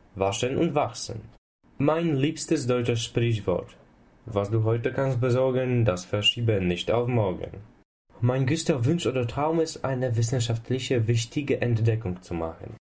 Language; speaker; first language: German; non-native, learner; Polish